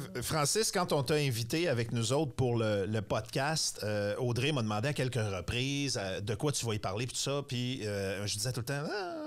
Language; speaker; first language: French; native; French